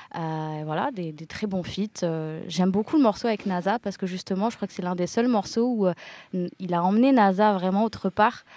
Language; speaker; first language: French; native; French